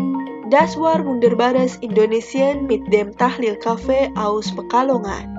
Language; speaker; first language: German; non-native, fluent; Indonesian